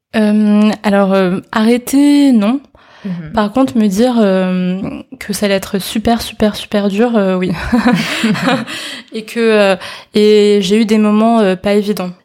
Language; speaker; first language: French; early bilingual, other home language; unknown